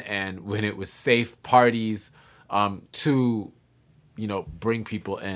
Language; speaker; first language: English; native; English